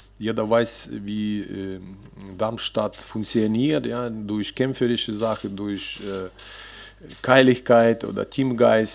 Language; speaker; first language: German; non-native, fluent; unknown